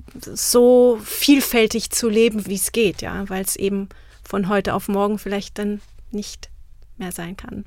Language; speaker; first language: German; non-native, fluent; Czech